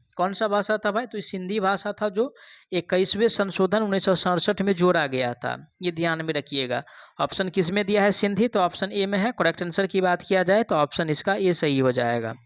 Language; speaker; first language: Hindi; native; Hindi